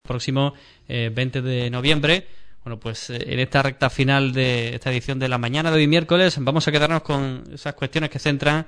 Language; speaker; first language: Spanish; native; Spanish